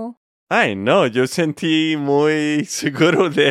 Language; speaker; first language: Spanish; non-native, fluent; English